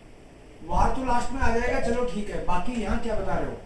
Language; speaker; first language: Hindi; native; Hindi